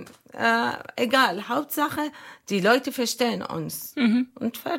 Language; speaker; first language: German; non-native, learner; Arabic